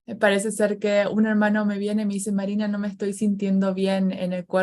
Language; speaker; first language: Spanish; native; Spanish